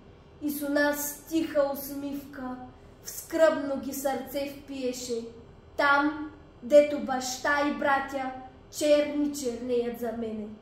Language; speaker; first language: Bulgarian; native; Bulgarian